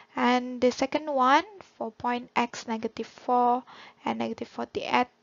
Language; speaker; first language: English; non-native, local second language; Malay